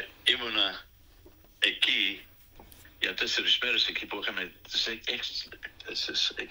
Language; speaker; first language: Greek; early bilingual, other home language; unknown